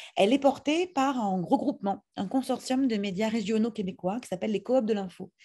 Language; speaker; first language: French; native; French